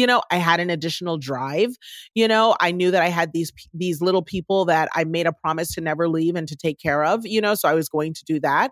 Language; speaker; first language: English; native; English